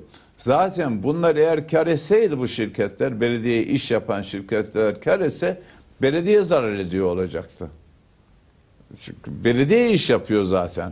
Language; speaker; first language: Turkish; native; Turkish